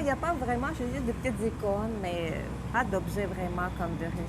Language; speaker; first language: French; non-native, fluent; Russian